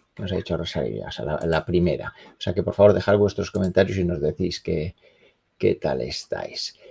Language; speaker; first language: Spanish; native; Spanish